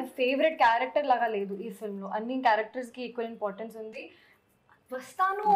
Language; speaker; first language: Telugu; non-native, learner; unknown